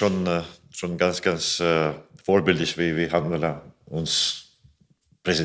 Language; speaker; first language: German; non-native, fluent; Latvian